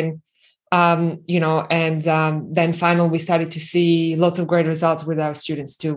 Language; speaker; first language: English; non-native, fluent; Slovak